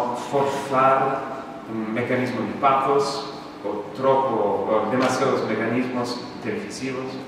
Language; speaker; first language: Spanish; non-native, fluent; English